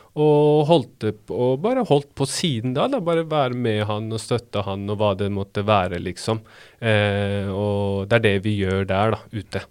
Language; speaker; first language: Norwegian; early bilingual, other home language; Baluchi